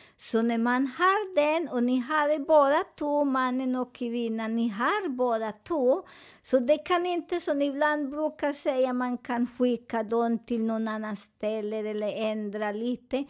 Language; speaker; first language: Swedish; non-native, fluent; Spanish